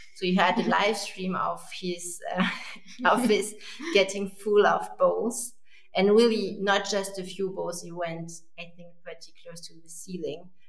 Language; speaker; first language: English; non-native, fluent; French